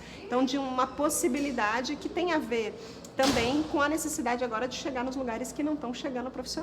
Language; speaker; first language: Portuguese; native; Portuguese